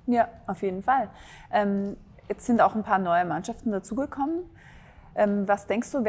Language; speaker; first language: German; native; German